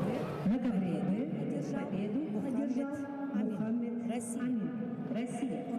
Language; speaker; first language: Russian; native; Russian